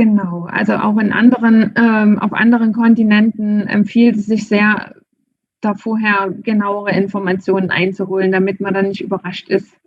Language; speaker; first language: German; native; German